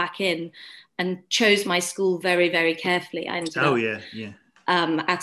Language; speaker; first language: English; native; English